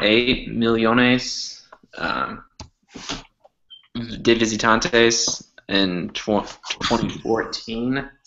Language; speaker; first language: Spanish; non-native, learner; English